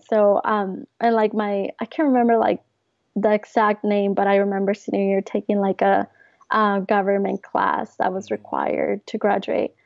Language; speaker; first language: English; early bilingual, other home language; Spanish